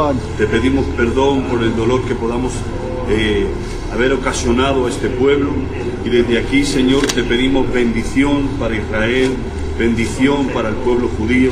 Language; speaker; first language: Spanish; native; Spanish